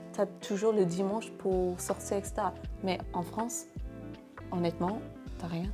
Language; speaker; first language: French; non-native, fluent; English